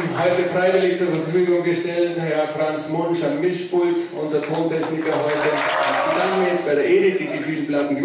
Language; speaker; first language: German; native; German